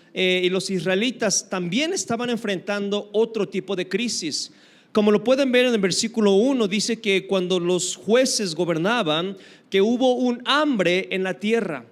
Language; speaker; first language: Spanish; native; Spanish